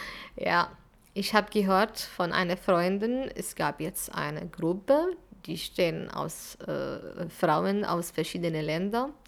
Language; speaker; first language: German; non-native, fluent; Arabic